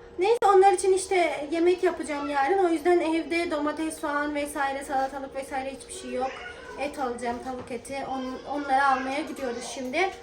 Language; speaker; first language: Turkish; native; Turkish